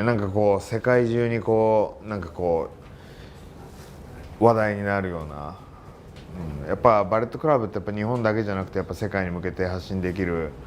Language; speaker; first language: Japanese; native; Japanese